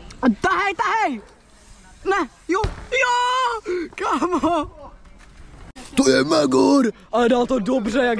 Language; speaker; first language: Czech; native; Czech